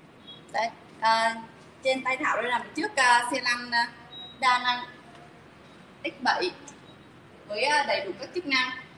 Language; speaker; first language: Vietnamese; native; Vietnamese